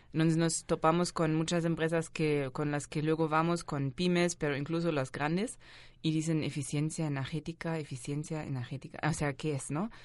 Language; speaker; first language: Spanish; non-native, fluent; German